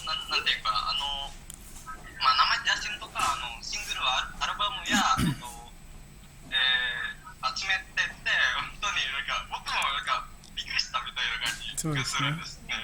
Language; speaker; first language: Japanese; non-native, learner; Indonesian